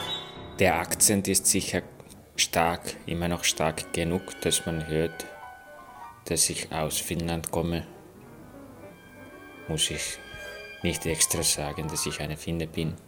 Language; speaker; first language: German; non-native, fluent; Finnish